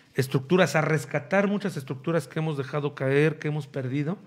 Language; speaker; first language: Spanish; native; Spanish